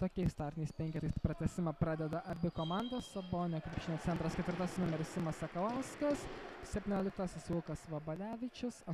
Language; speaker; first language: Lithuanian; native; Lithuanian